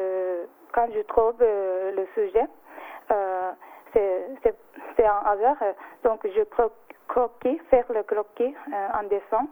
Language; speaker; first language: French; non-native, learner; Japanese